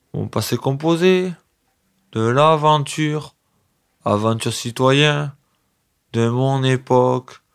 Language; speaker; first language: French; native; French